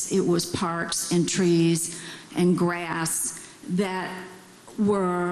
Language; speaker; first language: English; native; English